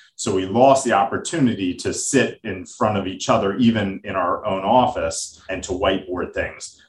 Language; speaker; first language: English; native; English